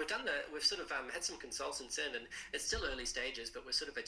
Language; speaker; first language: English; native; English